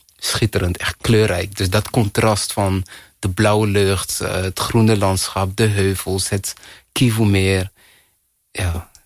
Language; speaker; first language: Dutch; early bilingual, other home language; Kinyarwanda